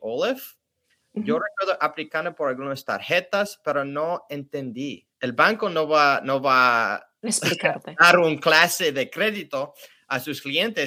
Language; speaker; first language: Spanish; early bilingual, heritage; English